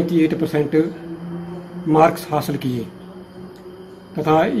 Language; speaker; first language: Hindi; native; Hindi